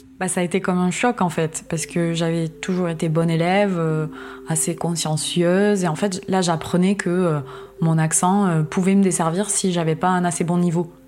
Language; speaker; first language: French; native; French